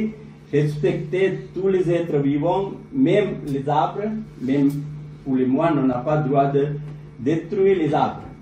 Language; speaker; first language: French; non-native, learner; Sinhala